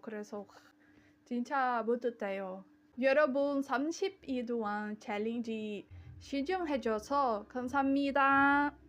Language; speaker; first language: Korean; non-native, learner; Portuguese